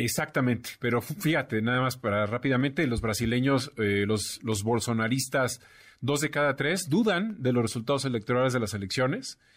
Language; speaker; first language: Spanish; native; Spanish